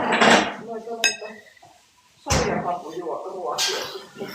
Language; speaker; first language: Finnish; native; Finnish